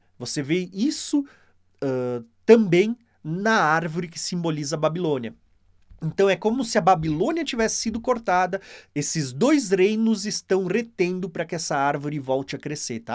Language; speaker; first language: Portuguese; native; Portuguese